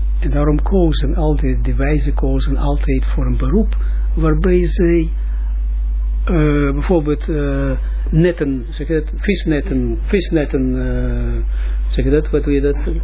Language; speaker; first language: Dutch; non-native, fluent; Russian